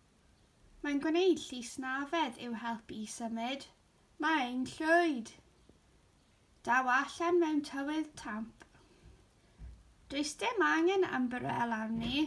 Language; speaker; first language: Welsh; non-native, local second language; English